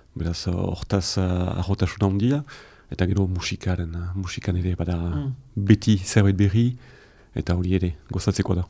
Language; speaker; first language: Basque; native; Basque